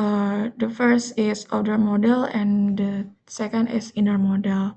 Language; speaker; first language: English; non-native, learner; Indonesian